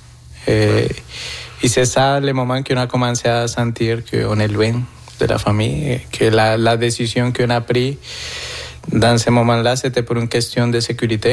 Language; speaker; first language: French; non-native, fluent; Spanish